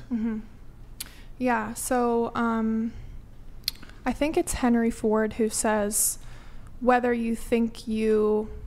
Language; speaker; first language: English; native; English